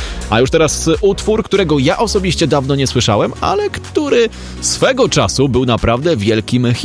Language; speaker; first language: Polish; native; Polish